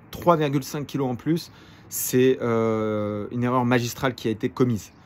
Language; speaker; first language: French; native; French